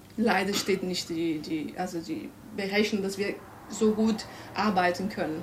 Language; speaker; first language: German; non-native, fluent; Portuguese